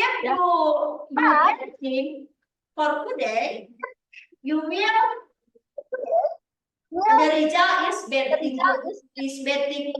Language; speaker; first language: English; non-native, learner; Indonesian